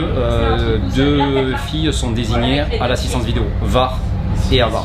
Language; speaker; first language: French; native; French